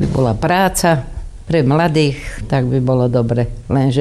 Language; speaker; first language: Slovak; native; Slovak